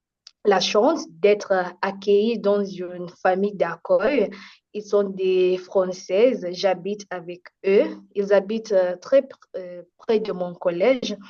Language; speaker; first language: French; non-native, fluent; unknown